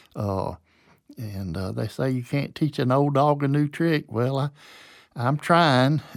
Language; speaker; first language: English; native; English